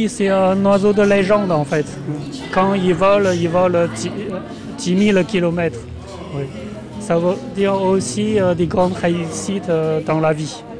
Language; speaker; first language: French; non-native, fluent; Chinese